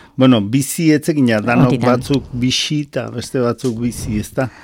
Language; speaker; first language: Basque; native; Basque